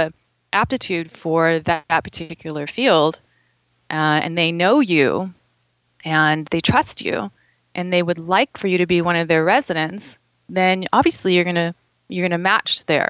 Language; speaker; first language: English; native; English